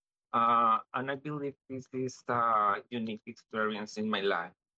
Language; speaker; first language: English; non-native, learner; Spanish